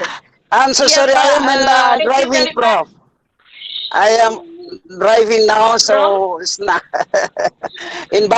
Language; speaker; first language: English; non-native, learner; Indonesian